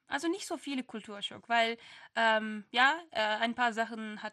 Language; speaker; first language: German; non-native, fluent; Turkish